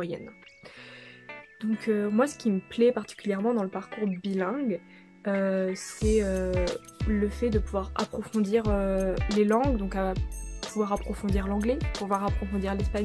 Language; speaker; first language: French; native; French